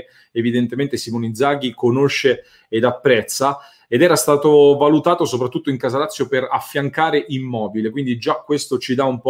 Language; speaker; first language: Italian; native; Italian